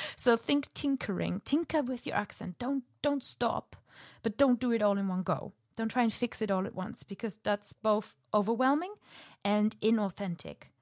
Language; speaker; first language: English; non-native, fluent; German